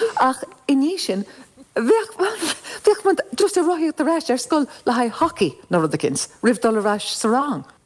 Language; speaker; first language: Irish; non-native, local second language; English